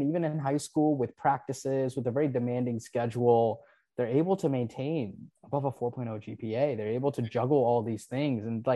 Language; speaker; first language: English; non-native, local second language; Nepali